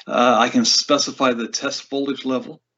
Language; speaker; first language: English; native; English